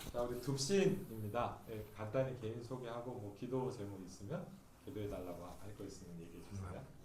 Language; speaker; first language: Korean; native; Korean